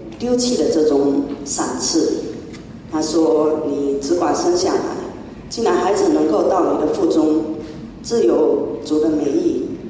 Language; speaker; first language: Chinese; native; Chinese